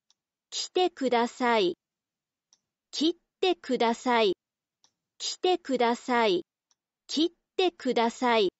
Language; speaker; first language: Japanese; non-native, learner; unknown